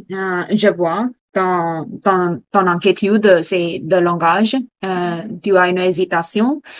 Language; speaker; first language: French; non-native, learner; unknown